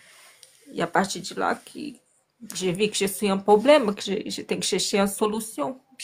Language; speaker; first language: French; non-native, learner; Portuguese